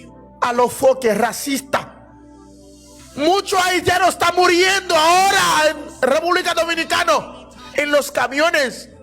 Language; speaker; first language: Spanish; non-native, fluent; Haitian Creole